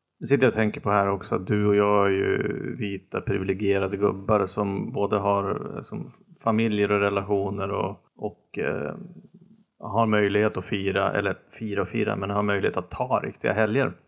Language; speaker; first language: Swedish; native; Swedish